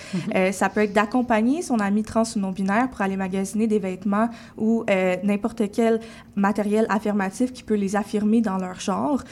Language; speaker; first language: French; native; French